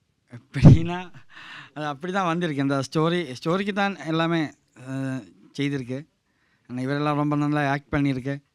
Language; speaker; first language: Tamil; non-native, learner; Malayalam